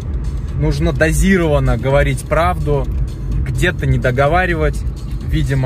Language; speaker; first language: Russian; native; Russian